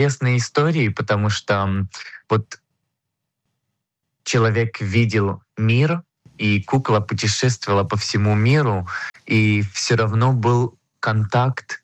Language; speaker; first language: Russian; non-native, fluent; Hebrew